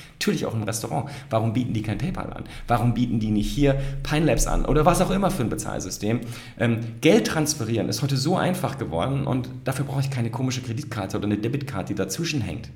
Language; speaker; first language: German; native; German